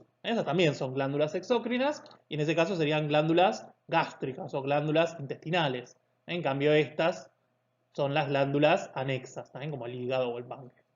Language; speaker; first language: Spanish; native; Spanish